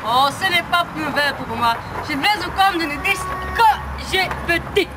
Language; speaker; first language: French; non-native, learner; Dutch